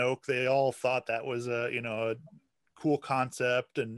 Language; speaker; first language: English; native; English